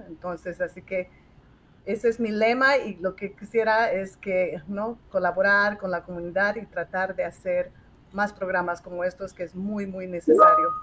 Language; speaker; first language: Spanish; native; Spanish